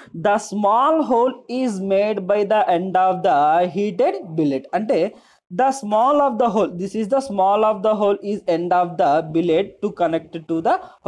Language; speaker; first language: English; non-native, local second language; Telugu